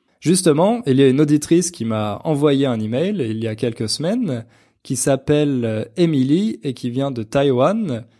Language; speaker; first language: French; native; French